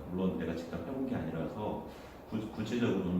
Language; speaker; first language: Korean; native; Korean